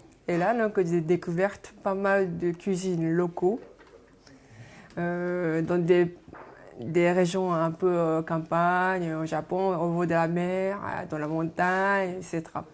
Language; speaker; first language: French; non-native, fluent; Japanese